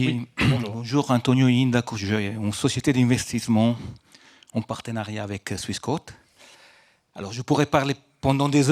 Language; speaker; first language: French; non-native, fluent; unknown